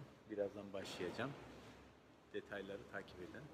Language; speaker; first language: Turkish; native; Turkish